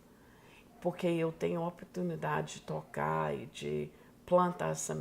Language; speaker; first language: Portuguese; non-native, fluent; English